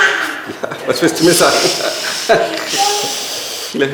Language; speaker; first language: German; native; German